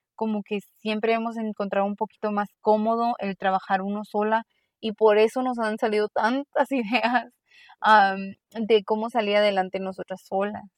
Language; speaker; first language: Spanish; early bilingual, heritage; Spanish